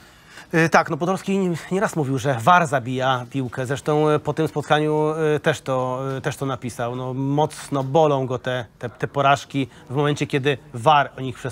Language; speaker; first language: Polish; native; Polish